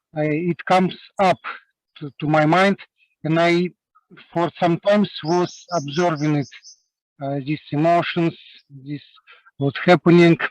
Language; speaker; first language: English; non-native, learner; Russian